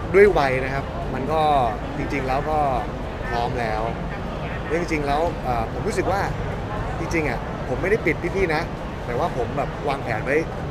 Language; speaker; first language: Thai; native; Thai